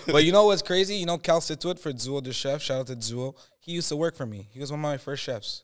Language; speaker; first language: English; native; English